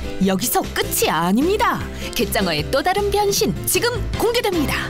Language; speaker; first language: Korean; native; Korean